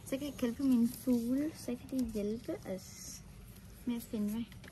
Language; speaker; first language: Danish; native; Danish